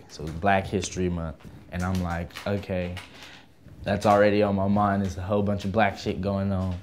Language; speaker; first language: English; native; English